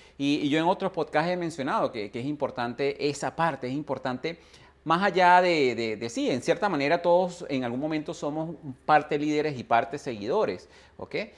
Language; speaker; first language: Spanish; native; Spanish